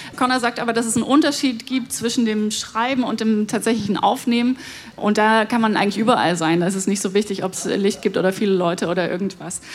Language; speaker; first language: German; native; German